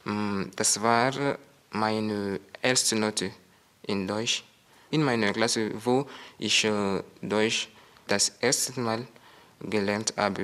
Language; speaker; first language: German; non-native, learner; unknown